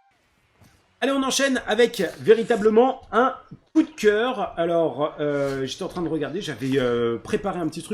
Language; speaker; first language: French; native; French